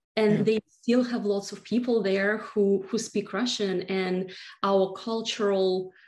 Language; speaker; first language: English; non-native, fluent; Russian